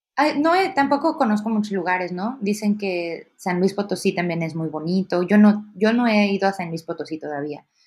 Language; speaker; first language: Spanish; native; Spanish